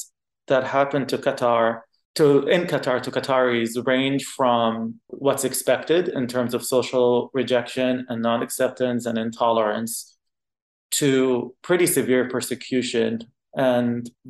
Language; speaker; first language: English; non-native, fluent; Arabic